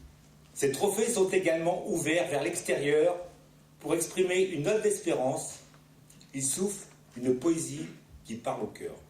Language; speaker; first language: French; native; French